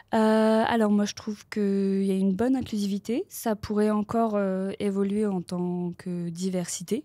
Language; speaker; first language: French; native; French